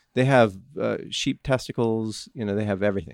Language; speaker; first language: English; native; English